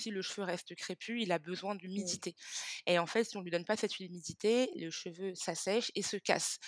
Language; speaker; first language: French; early bilingual, other home language; Hebrew